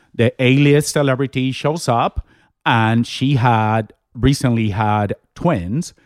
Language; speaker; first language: English; non-native, fluent; Spanish